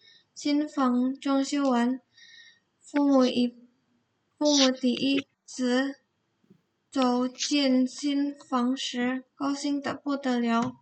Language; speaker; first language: Chinese; non-native, learner; Indonesian